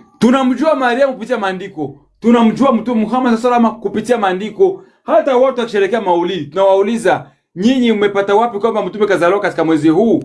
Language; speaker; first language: Swahili; native; Swahili